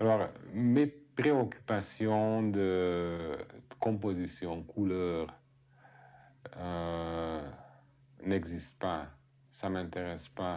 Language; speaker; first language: French; non-native, fluent; Hungarian